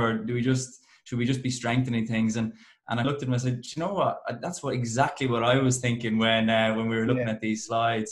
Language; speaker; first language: English; native; English